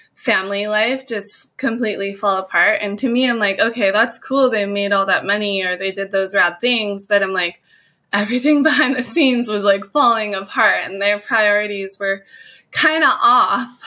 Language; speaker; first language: English; native; English